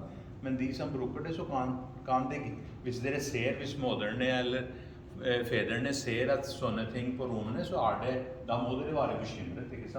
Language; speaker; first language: Norwegian; non-native, fluent; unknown